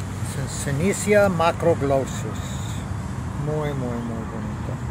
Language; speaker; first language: Spanish; non-native, learner; English